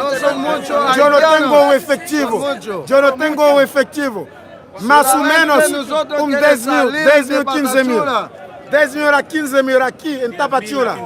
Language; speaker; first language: Spanish; non-native, learner; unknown